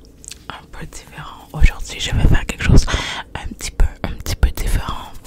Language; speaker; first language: French; non-native, learner; English